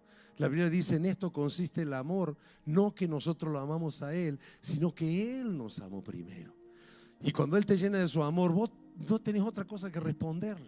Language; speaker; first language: Spanish; native; Spanish